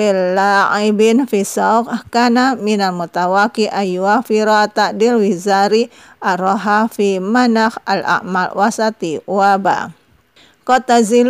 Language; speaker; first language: Arabic; non-native, fluent; Indonesian